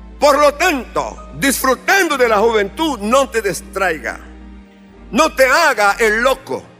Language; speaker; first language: Spanish; non-native, fluent; Portuguese